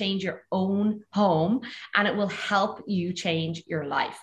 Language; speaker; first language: English; native; English